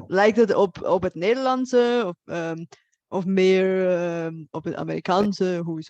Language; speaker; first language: Dutch; non-native, fluent; Bulgarian